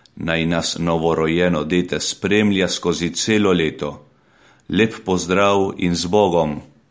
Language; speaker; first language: Slovenian; early bilingual, heritage; Slovenian